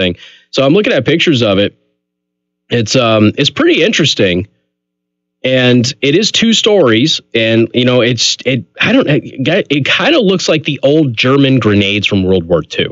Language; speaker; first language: English; native; English